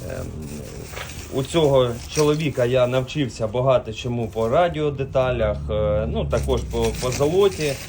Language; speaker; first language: Ukrainian; non-native, local second language; Russian